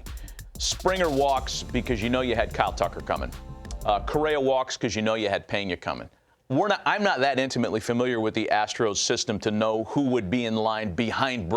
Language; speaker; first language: English; native; English